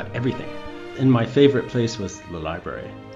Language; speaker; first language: English; native; English